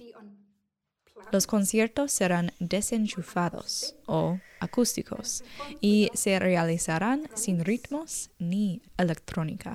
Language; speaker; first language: Spanish; non-native, learner; English